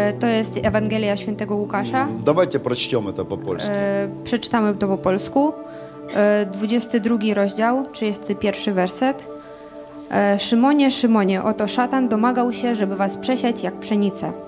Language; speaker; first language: Polish; non-native, fluent; Russian